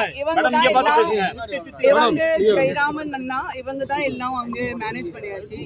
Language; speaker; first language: Tamil; non-native, learner; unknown